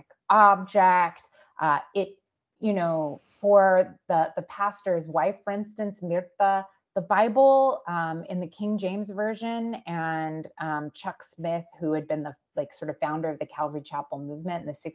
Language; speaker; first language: English; native; English